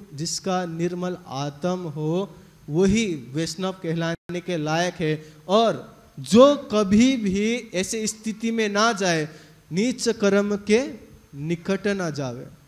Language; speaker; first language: Hindi; native; Hindi